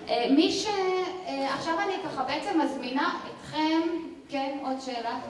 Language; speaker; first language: Hebrew; native; Hebrew